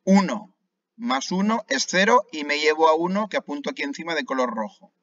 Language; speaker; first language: Spanish; native; Spanish